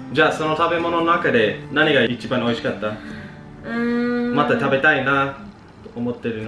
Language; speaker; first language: Japanese; non-native, fluent; English